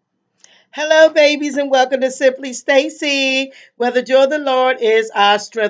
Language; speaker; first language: English; native; English